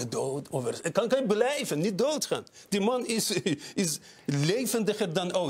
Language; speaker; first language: Dutch; non-native, fluent; Persian